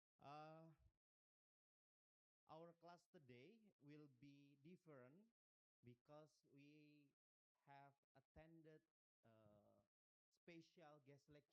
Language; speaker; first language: English; non-native, local second language; Indonesian